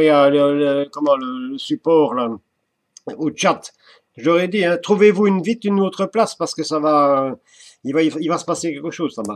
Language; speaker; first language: French; native; French